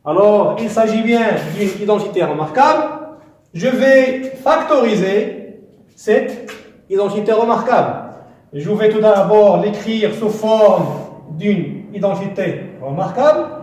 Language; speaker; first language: French; non-native, local second language; Arabic